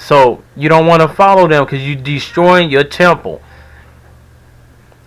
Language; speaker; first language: English; native; English